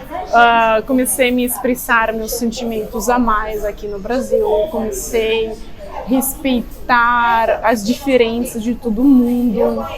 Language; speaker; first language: Portuguese; non-native, fluent; Russian